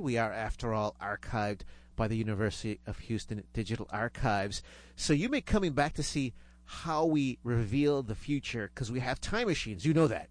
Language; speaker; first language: English; early bilingual, other home language; Spanish